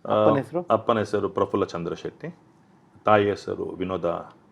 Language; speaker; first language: Kannada; non-native, local second language; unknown